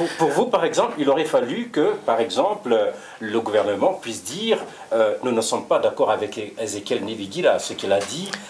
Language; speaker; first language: French; non-native, local second language; Rundi